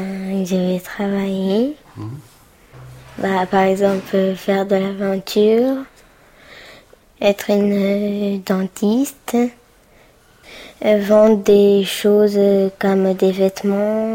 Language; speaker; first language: French; early bilingual, other home language; Pashto